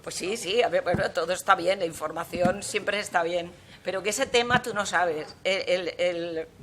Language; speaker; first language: Spanish; non-native, local second language; Catalan